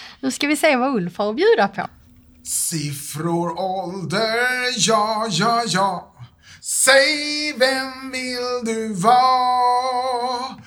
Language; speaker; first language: Swedish; native; Swedish